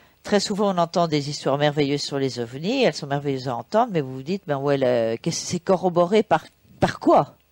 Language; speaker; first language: French; native; French